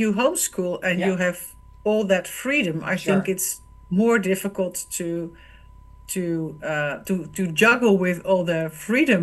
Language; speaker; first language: English; non-native, fluent; Dutch